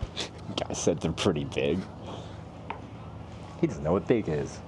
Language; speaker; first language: English; native; English